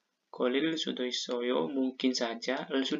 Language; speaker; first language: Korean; non-native, fluent; Indonesian